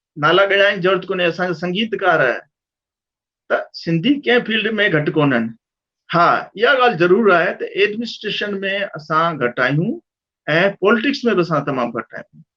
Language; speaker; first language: Sindhi; early bilingual, heritage; Sindhi